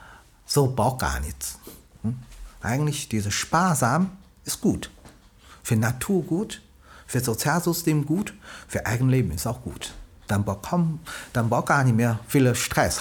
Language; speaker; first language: German; non-native, learner; Chinese